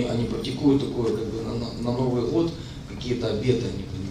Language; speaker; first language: Russian; native; Russian